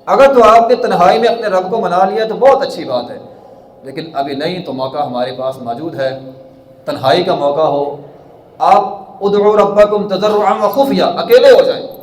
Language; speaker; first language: Urdu; non-native, local second language; Punjabi